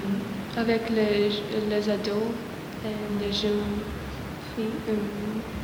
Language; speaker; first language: French; non-native, learner; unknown